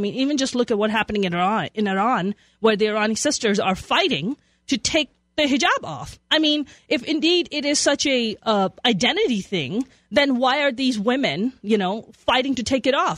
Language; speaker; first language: English; non-native, local second language; Urdu